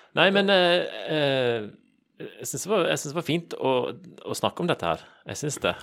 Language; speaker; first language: Norwegian; non-native, fluent; English